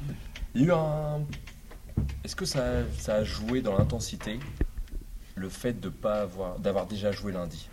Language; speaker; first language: French; native; French